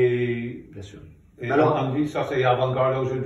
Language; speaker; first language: French; non-native, fluent; English